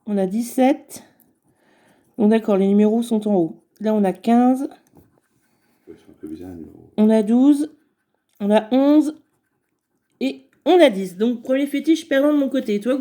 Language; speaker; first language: French; native; French